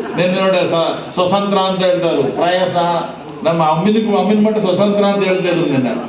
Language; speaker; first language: Kannada; non-native, local second language; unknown